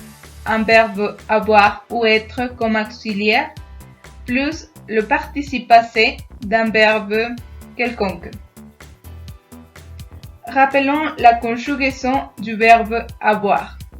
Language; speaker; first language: French; non-native, fluent; Spanish